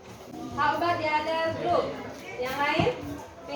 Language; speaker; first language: English; non-native, learner; Indonesian